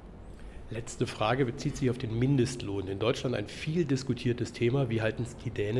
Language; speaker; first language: German; native; German